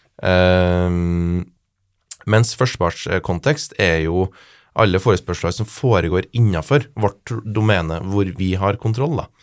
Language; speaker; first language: Norwegian; native; Norwegian